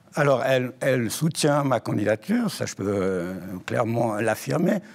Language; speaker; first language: French; native; French